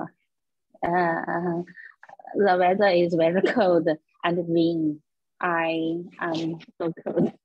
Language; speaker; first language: English; non-native, learner; Chinese